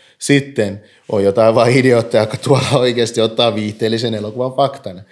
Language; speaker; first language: Finnish; early bilingual, other home language; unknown